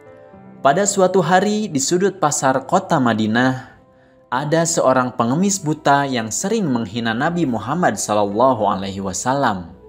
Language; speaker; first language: Indonesian; native; Indonesian